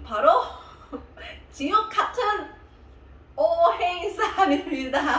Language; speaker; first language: Korean; non-native, fluent; Vietnamese